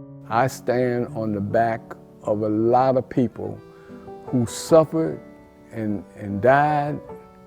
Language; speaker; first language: English; native; English